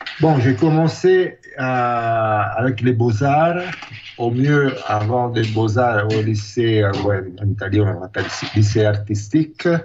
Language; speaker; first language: French; non-native, fluent; Italian